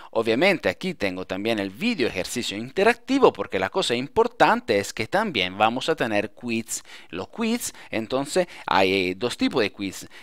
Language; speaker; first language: Spanish; non-native, fluent; Italian